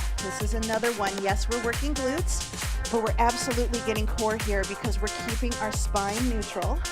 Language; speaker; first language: English; native; English